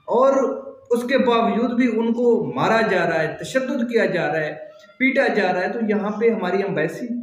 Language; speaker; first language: Urdu; non-native, local second language; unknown